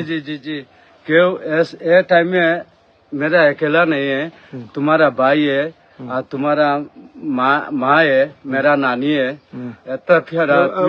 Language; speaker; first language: Hindi; non-native, learner; Bangla